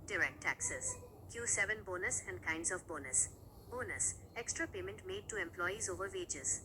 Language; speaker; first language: English; non-native, local second language; Marathi